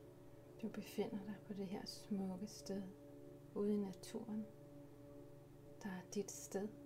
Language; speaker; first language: Danish; native; Danish